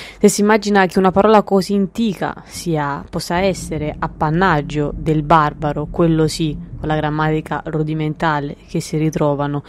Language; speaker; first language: Italian; native; Italian